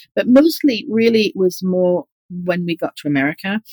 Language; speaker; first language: English; native; English